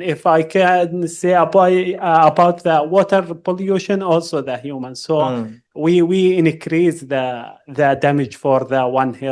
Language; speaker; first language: English; non-native, learner; Arabic